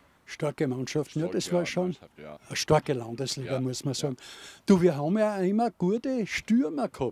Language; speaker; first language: German; native; German